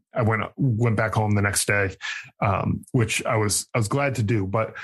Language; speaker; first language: English; native; English